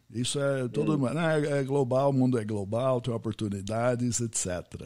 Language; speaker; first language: Portuguese; non-native, fluent; English